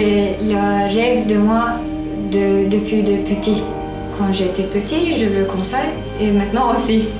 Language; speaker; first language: French; non-native, learner; Turkish